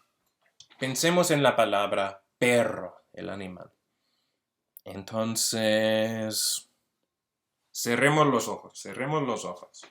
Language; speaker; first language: Spanish; early bilingual, heritage; Spanish